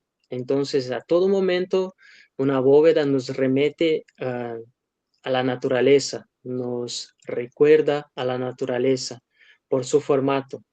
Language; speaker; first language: Spanish; non-native, fluent; Portuguese